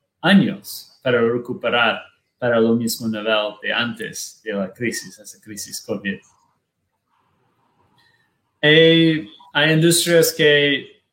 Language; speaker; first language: Spanish; non-native, learner; Portuguese